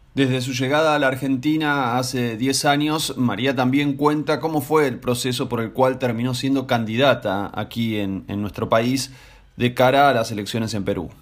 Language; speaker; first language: Spanish; native; Spanish